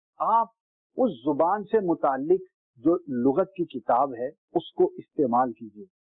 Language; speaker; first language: Urdu; native; Urdu